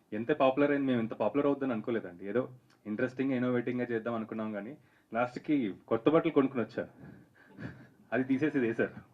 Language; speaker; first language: Telugu; native; Telugu